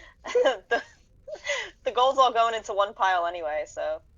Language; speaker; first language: English; native; English